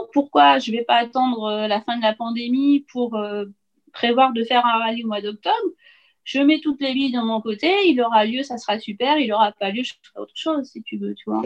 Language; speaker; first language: French; native; French